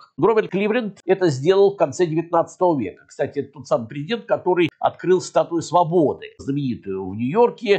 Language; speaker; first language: Russian; native; Russian